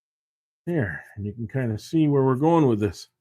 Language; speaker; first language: English; native; English